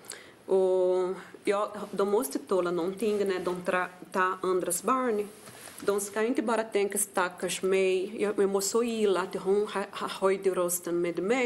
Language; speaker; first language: Swedish; non-native, fluent; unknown